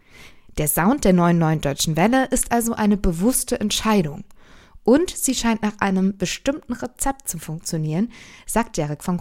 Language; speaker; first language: German; native; German